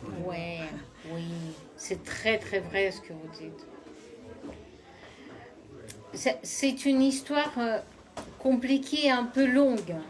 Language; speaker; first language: French; non-native, fluent; Russian